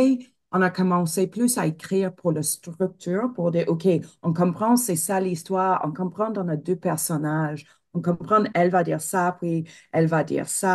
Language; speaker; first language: French; non-native, fluent; English